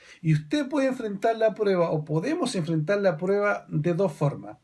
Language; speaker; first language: Spanish; native; Spanish